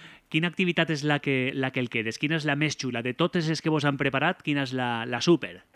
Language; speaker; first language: Catalan; native; Catalan